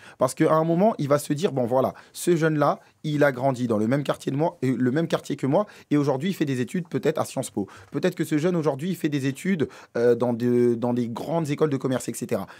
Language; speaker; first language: French; native; French